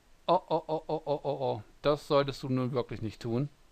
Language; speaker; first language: German; native; German